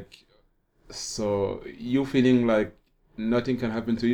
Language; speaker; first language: English; non-native, fluent; French